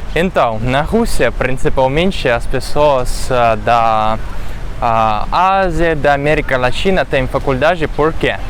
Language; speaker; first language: Portuguese; non-native, fluent; Russian